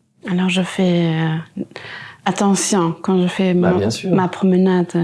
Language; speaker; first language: French; non-native, local second language; Luxembourgish